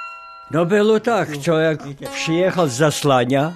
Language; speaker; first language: Polish; non-native, local second language; Ukrainian